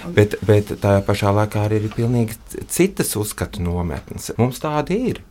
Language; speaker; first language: Latvian; non-native, local second language; Russian